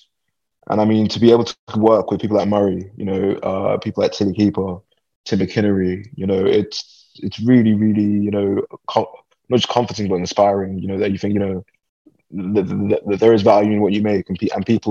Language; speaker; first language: English; native; English